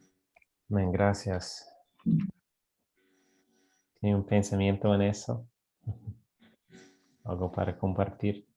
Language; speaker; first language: Spanish; non-native, fluent; English